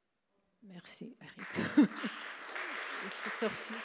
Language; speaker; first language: French; non-native, fluent; Ukrainian